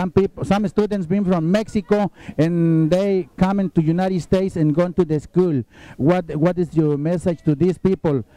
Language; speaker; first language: English; non-native, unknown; Spanish